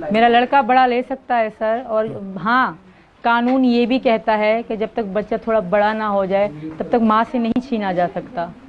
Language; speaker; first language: Urdu; non-native, local second language; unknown